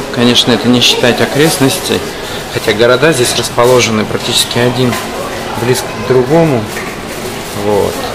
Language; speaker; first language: Russian; native; Russian